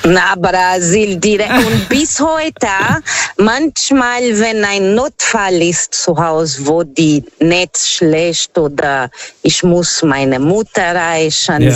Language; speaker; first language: German; non-native, learner; Portuguese